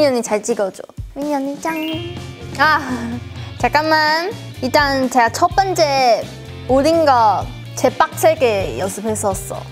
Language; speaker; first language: Korean; non-native, learner; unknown